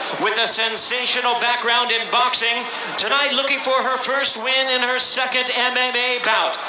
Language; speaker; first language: English; native; English